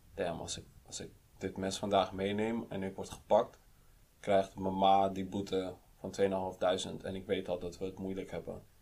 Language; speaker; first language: Dutch; native; Dutch